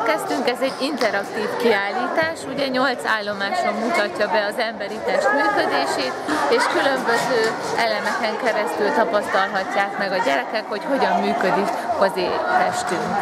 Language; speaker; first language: Hungarian; native; Hungarian